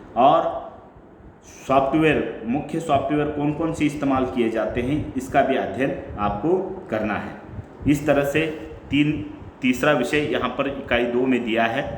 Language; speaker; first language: Hindi; non-native, local second language; Marathi